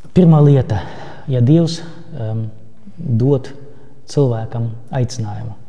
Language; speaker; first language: Latvian; non-native, local second language; Russian